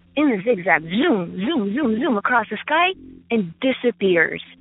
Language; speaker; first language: English; non-native, fluent; Ukrainian